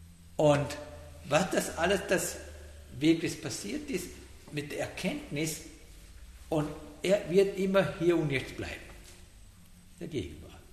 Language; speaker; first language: German; non-native, fluent; Sinhala